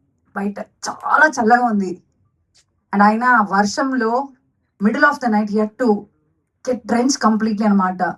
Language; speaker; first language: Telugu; non-native, fluent; Malayalam